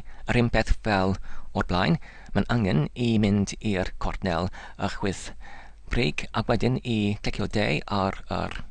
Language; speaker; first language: Welsh; non-native, learner; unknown